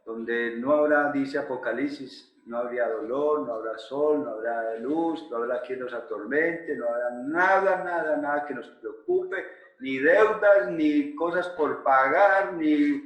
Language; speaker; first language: Spanish; native; Spanish